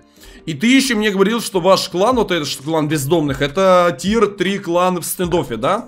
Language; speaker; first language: Russian; native; Russian